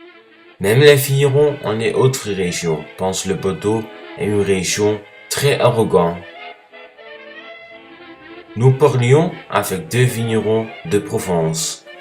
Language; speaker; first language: French; non-native, learner; Dutch